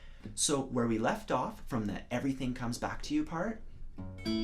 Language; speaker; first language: English; native; English